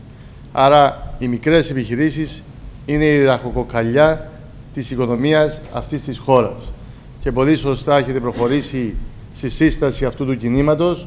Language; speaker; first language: Greek; native; Greek